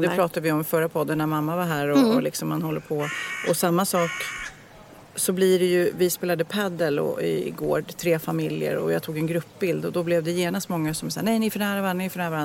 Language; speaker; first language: Swedish; native; Swedish